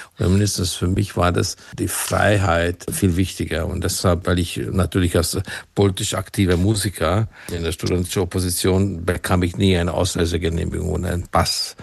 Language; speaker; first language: German; non-native, fluent; Hungarian